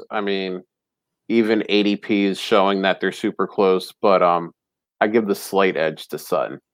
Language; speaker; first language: English; native; English